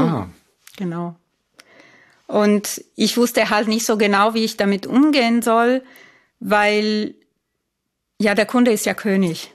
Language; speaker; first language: German; non-native, fluent; Italian